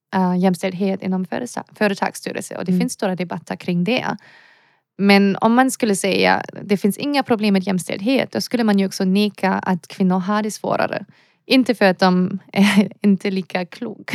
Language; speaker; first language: Swedish; non-native, fluent; German